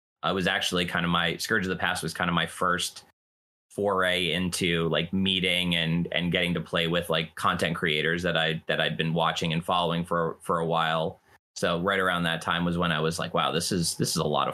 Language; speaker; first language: English; native; English